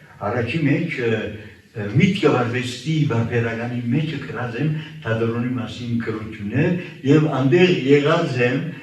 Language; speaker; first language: Armenian; early bilingual, heritage; Armenian